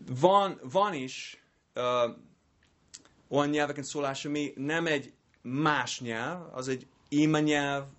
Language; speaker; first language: Hungarian; non-native, fluent; English